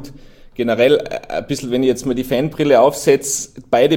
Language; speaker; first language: German; native; German